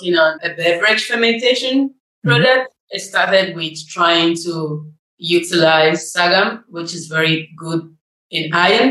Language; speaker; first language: English; non-native, local second language; Igbo